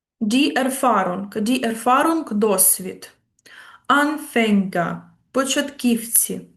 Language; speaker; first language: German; non-native, fluent; Ukrainian